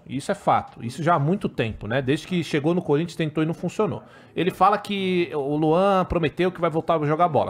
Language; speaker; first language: Portuguese; native; Portuguese